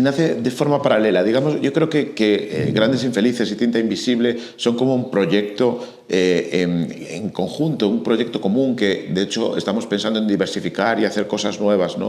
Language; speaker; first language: Spanish; native; Spanish